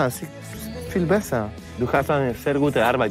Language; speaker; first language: German; non-native, learner; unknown